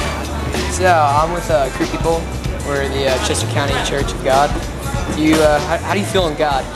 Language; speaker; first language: English; native; English